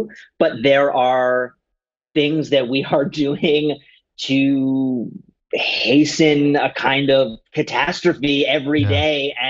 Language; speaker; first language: English; native; English